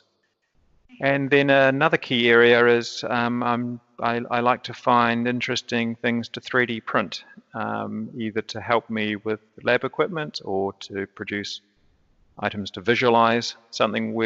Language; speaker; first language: English; native; English